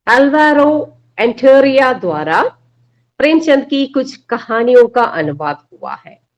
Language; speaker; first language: Hindi; non-native, local second language; Malayalam